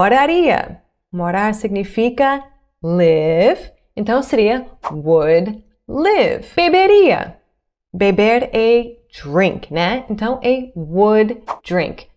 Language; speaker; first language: Portuguese; non-native, fluent; English